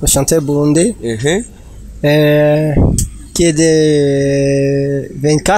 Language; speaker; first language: French; non-native, learner; Rundi